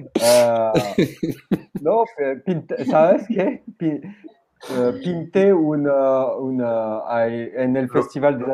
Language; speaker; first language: Spanish; non-native, fluent; French